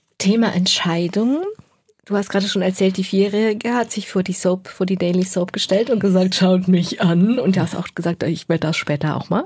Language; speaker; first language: German; native; German